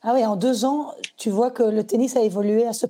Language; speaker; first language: French; native; French